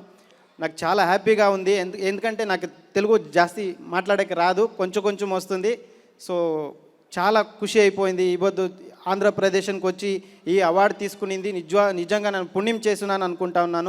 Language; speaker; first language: Telugu; non-native, learner; Kannada